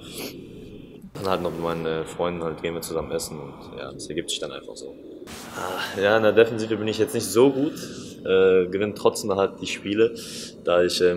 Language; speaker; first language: German; native; German